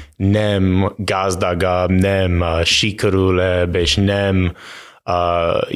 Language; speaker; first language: Hungarian; non-native, fluent; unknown